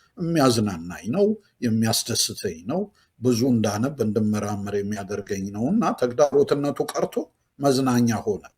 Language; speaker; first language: Amharic; native; Amharic